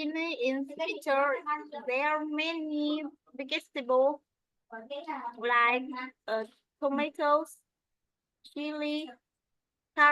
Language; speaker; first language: English; non-native, learner; Vietnamese